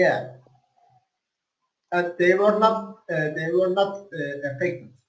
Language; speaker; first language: English; non-native, learner; Turkish